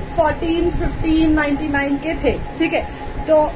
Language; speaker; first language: Hindi; native; Hindi